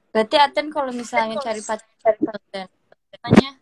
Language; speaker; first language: Indonesian; early bilingual, other home language; Japanese